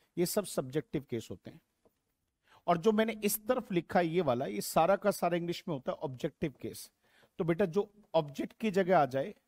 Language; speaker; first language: Hindi; native; Hindi